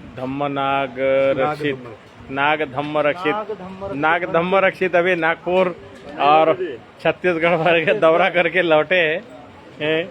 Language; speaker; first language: Hindi; non-native, local second language; Marathi